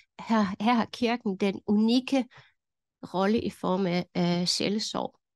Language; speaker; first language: Danish; non-native, fluent; Ukrainian